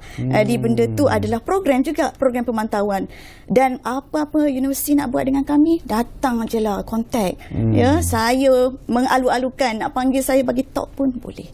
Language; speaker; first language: Malay; native; Malay